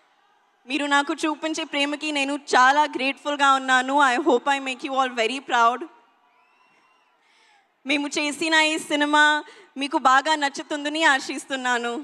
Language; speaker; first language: Telugu; non-native, local second language; Hindi